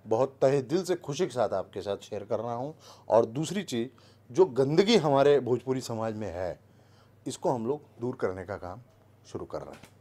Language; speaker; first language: Hindi; native; Hindi